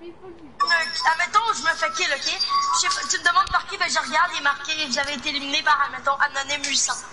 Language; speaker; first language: French; native; French